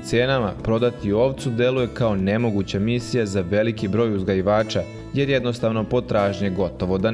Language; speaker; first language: Serbian; native; Serbian